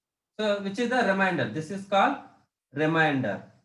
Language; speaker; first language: English; non-native, local second language; Telugu